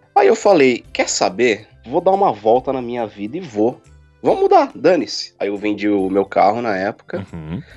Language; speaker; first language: Portuguese; native; Portuguese